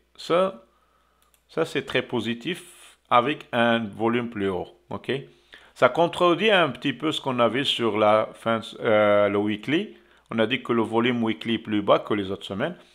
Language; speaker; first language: French; non-native, local second language; Arabic